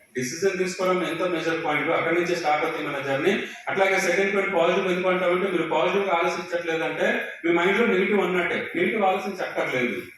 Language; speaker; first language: Telugu; non-native, local second language; Odia